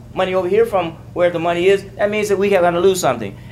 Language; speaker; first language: English; native; English